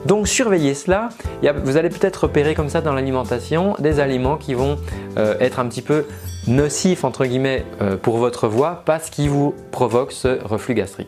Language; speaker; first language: French; native; French